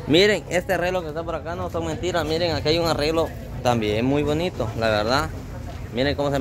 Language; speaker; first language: Spanish; native; Spanish